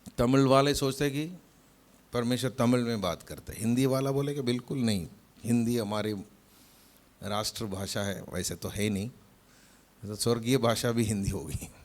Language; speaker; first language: Hindi; non-native, local second language; Malayalam